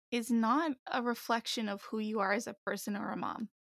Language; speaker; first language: English; native; English